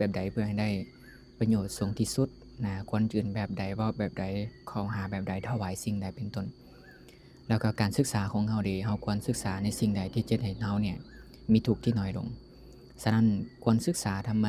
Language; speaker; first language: Thai; non-native, local second language; Northeastern Thai